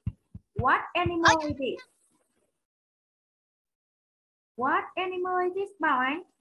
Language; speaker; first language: English; non-native, learner; Vietnamese